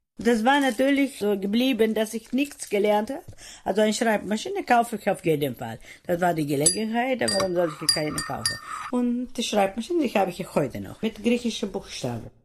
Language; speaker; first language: German; non-native, fluent; Greek